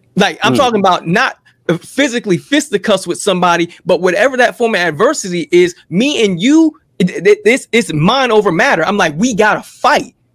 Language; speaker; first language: English; native; English